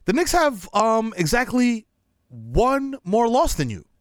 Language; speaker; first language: English; early bilingual, other home language; Spanish